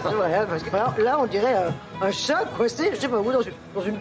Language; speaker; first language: French; native; French